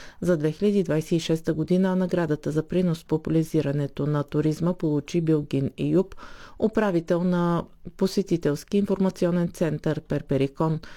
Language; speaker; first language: Bulgarian; non-native, local second language; Turkish